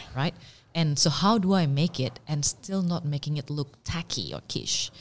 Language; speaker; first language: English; non-native, fluent; Indonesian